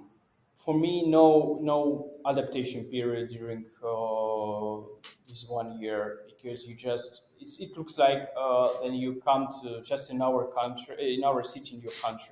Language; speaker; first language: English; non-native, fluent; Russian